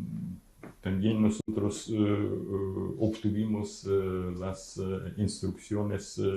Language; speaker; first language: Spanish; non-native, fluent; Ukrainian